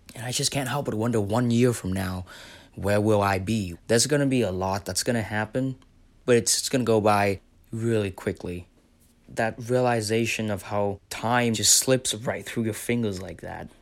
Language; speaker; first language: English; non-native, fluent; Vietnamese